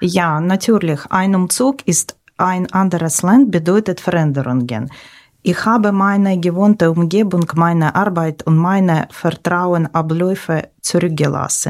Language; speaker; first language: German; non-native, learner; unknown